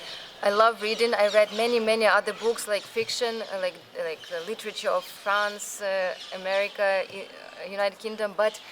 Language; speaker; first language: English; non-native, fluent; Ukrainian